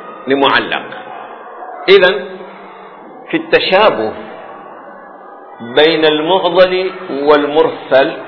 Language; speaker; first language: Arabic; non-native, fluent; Swahili